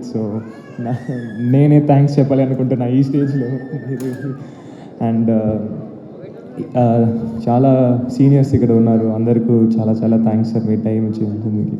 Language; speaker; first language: Telugu; non-native, learner; Tamil